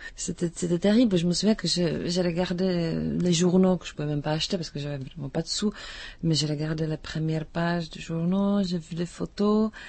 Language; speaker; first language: French; non-native, fluent; Czech